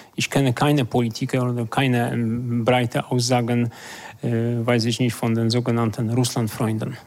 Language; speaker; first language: German; non-native, fluent; Polish